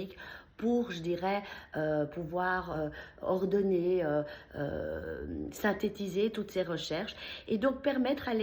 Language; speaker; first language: French; native; French